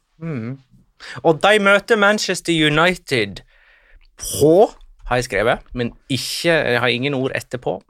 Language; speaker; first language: Norwegian; native; Norwegian